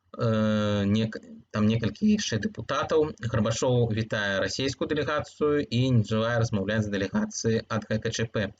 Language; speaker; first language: Belarusian; native; Belarusian